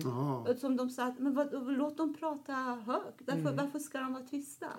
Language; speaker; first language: Swedish; non-native, fluent; Persian